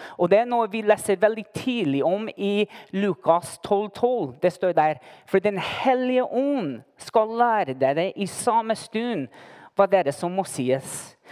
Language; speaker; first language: Norwegian; non-native, fluent; English